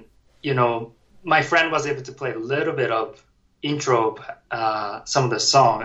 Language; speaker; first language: English; non-native, fluent; Japanese